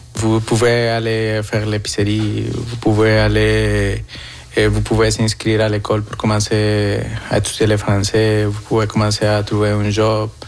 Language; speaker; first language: French; non-native, fluent; Spanish